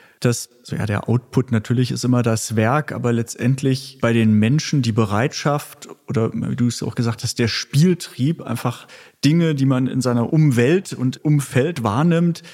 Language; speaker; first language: German; native; German